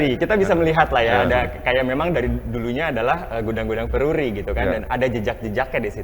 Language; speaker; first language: Indonesian; native; Indonesian